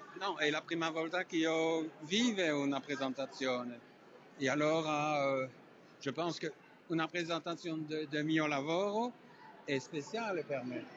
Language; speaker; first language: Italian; non-native, learner; French